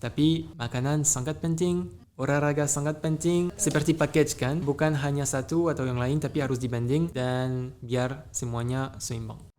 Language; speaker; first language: Indonesian; non-native, fluent; French